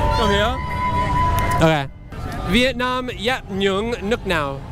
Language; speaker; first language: Vietnamese; non-native, learner; English